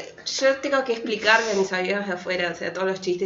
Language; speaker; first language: Spanish; native; Spanish